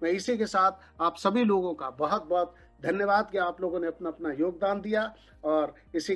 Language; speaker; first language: Hindi; native; Hindi